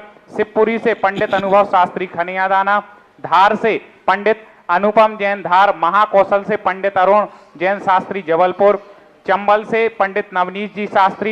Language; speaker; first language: Hindi; native; Hindi